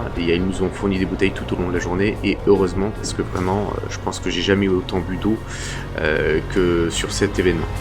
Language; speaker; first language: French; native; French